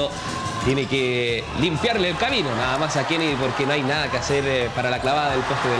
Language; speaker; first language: Spanish; native; Spanish